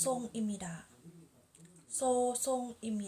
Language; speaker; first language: Korean; non-native, learner; Thai